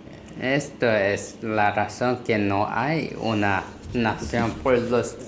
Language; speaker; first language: Spanish; non-native, learner; Korean